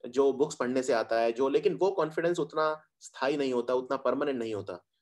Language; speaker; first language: Hindi; native; Hindi